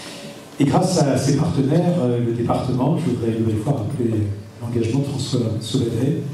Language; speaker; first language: French; native; French